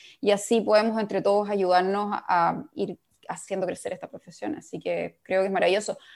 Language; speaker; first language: Spanish; native; Spanish